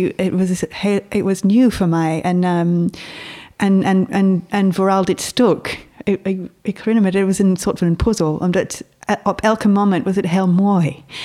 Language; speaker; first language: Dutch; non-native, fluent; English